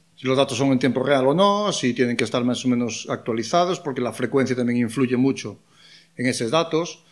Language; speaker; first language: Spanish; non-native, local second language; Galician